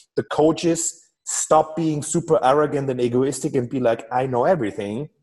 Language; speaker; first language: English; non-native, fluent; German